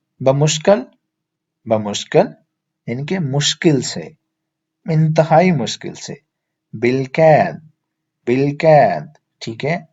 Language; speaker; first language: Urdu; native; Urdu